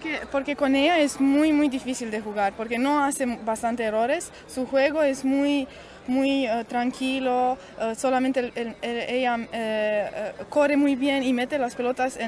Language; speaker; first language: Spanish; non-native, learner; Romanian